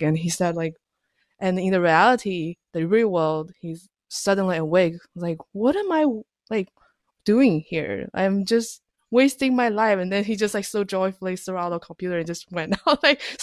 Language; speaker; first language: English; non-native, fluent; Chinese